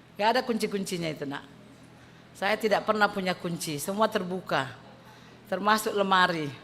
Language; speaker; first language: Indonesian; native; Indonesian